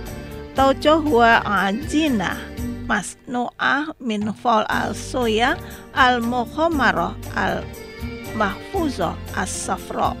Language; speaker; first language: Arabic; non-native, fluent; Indonesian